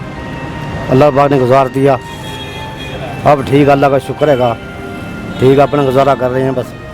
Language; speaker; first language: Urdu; non-native, local second language; Punjabi